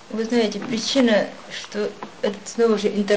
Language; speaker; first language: Russian; non-native, local second language; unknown